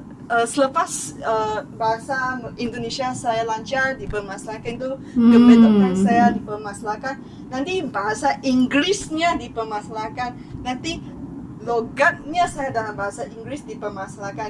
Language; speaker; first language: Indonesian; non-native, fluent; Chinese